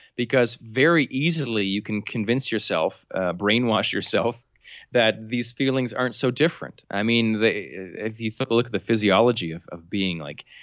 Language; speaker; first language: English; native; English